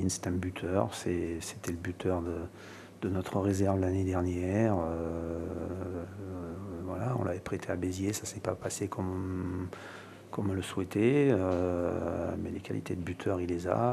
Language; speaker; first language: French; native; French